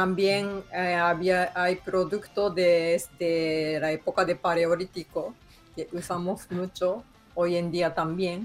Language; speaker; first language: Spanish; non-native, fluent; Japanese